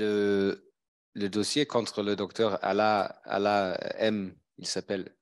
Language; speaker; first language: French; non-native, fluent; German